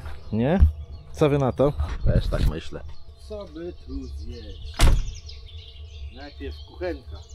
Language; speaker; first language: Polish; native; Polish